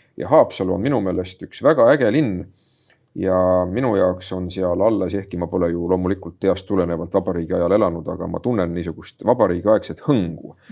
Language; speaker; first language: Estonian; native; Estonian